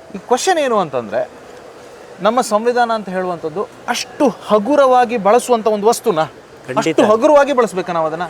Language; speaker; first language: Kannada; native; Kannada